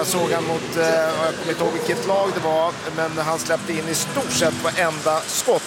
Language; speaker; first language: Swedish; native; Swedish